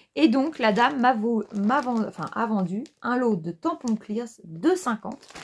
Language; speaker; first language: French; native; French